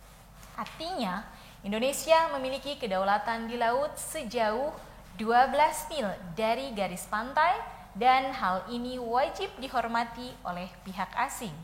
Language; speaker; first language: Indonesian; native; Indonesian